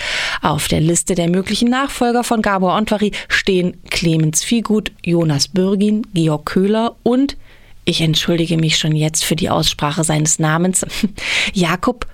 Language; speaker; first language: German; native; German